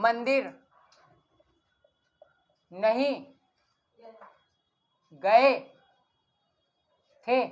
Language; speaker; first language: Hindi; native; Hindi